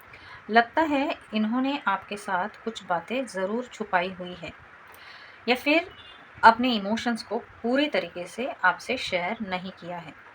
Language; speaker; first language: Hindi; native; Hindi